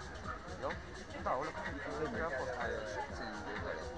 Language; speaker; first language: Romanian; non-native, learner; Russian